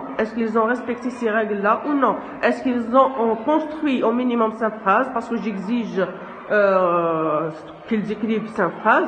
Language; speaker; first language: French; non-native, local second language; Arabic